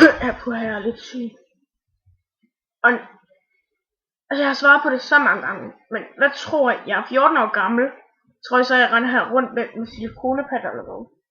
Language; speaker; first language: Danish; native; Danish